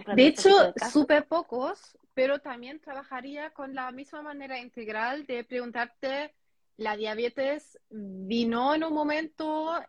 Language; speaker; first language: Spanish; non-native, fluent; German